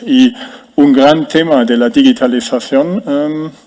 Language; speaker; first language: Spanish; non-native, fluent; German